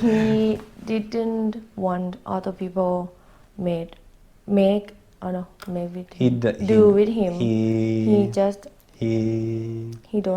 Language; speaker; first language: English; non-native, learner; Thai